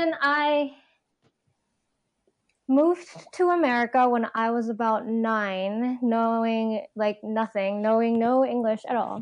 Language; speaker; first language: English; non-native, fluent; Japanese